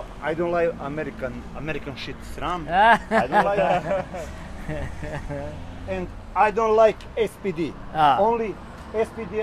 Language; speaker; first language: English; non-native, learner; Serbian